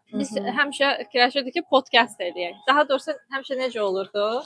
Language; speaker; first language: Azerbaijani; non-native, local second language; Russian